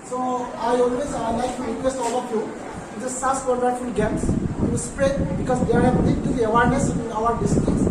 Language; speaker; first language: English; non-native, local second language; Bangla